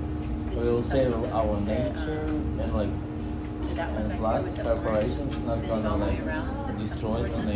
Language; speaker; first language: English; non-native, fluent; Russian